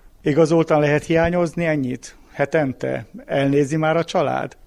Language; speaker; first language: Hungarian; native; Hungarian